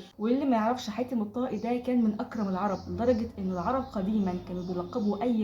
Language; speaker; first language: Arabic; native; Arabic